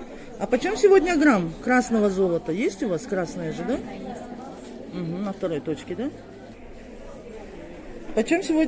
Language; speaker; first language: Russian; native; Russian